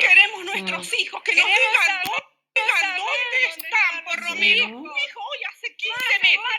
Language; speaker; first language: Spanish; native; Spanish